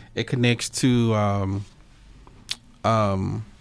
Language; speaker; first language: English; native; English